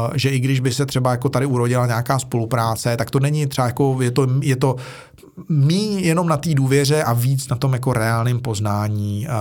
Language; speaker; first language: Czech; native; Czech